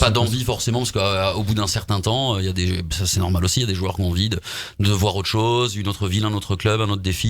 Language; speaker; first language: French; native; French